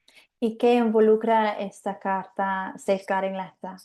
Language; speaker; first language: Spanish; non-native, fluent; English